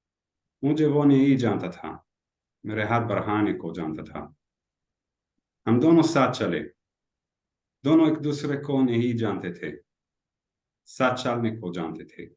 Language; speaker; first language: Hindi; non-native, learner; Hebrew